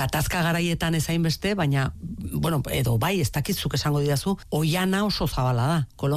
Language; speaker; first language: Basque; native; Basque